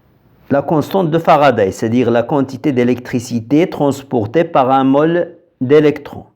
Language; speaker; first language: French; non-native, local second language; Arabic